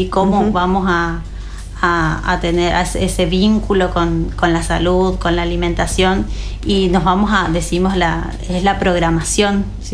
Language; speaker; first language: Spanish; native; Spanish